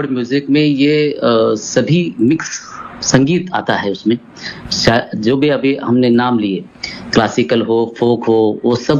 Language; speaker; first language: Hindi; non-native, local second language; Marathi